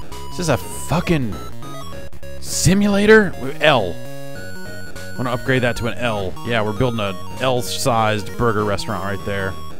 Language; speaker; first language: English; native; English